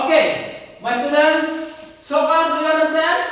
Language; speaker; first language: English; non-native, learner; Indonesian